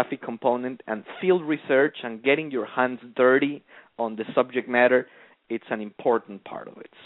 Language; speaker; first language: English; non-native, fluent; Spanish